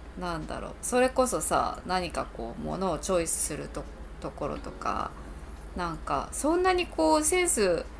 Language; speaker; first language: Japanese; native; Japanese